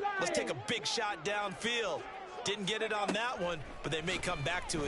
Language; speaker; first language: English; native; English